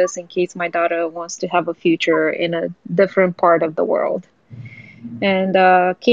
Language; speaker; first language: English; non-native, fluent; Romanian